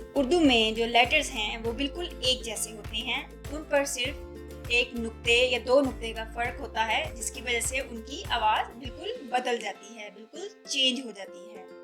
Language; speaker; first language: Urdu; native; Urdu